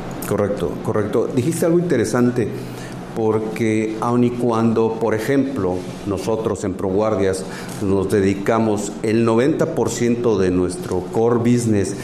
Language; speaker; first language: Spanish; native; Spanish